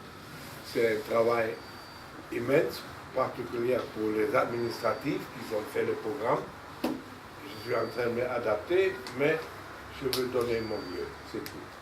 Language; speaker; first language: French; non-native, fluent; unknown